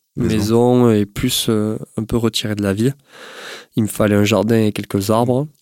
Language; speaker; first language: French; native; French